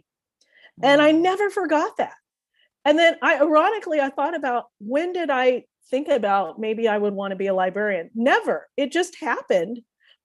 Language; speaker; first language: English; native; English